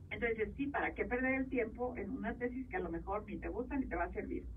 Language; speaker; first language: Spanish; native; Spanish